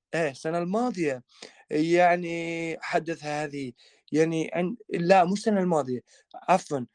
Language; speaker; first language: Arabic; non-native, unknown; Albanian